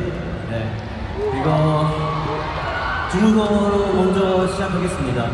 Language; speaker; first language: Korean; non-native, fluent; Chinese